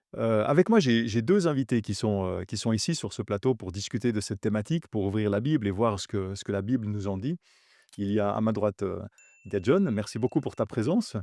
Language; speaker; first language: French; native; French